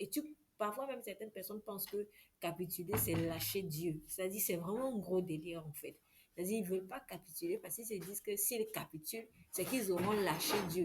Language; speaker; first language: French; native; French